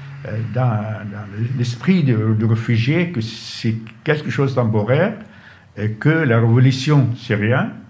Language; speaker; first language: French; non-native, fluent; Arabic